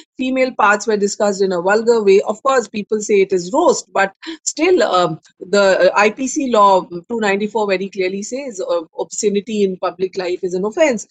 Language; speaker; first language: English; non-native, local second language; Hindi